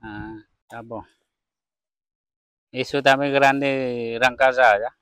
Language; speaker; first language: Portuguese; non-native, learner; Vietnamese